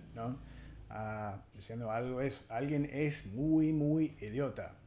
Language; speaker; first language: Spanish; non-native, fluent; English